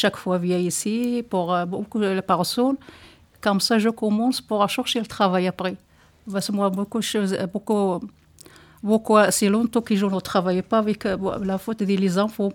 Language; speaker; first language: French; non-native, learner; Arabic